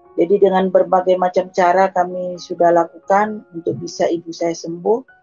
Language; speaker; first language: Indonesian; native; Indonesian